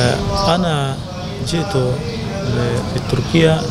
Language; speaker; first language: Arabic; non-native, fluent; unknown